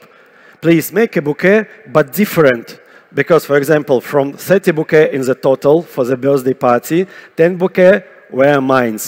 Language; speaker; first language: English; non-native, fluent; Russian